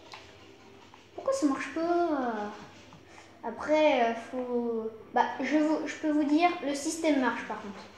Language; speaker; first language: French; native; French